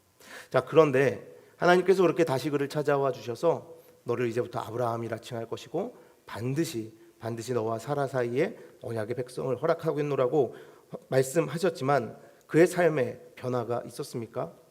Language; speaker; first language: Korean; native; Korean